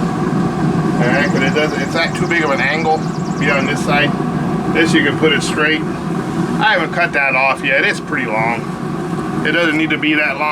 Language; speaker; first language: English; native; English